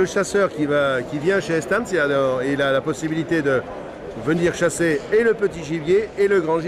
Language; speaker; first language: French; native; French